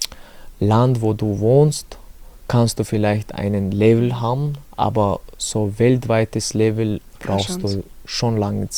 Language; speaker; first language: German; non-native, learner; Chechen